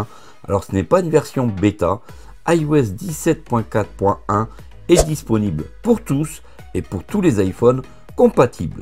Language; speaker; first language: French; native; French